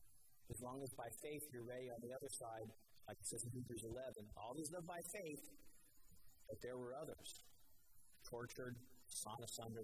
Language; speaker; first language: English; native; English